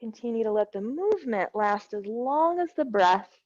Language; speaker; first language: English; native; English